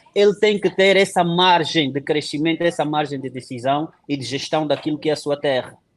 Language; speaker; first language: Portuguese; non-native, local second language; Kongo